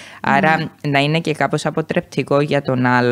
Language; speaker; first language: Greek; native; Greek